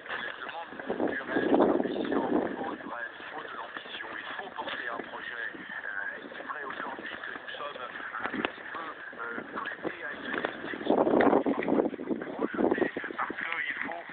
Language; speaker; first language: French; native; French